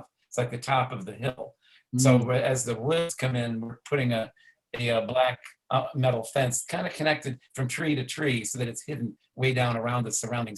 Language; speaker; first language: English; native; English